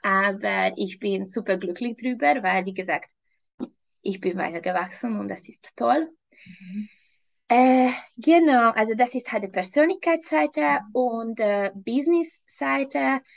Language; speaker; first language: German; non-native, fluent; Hungarian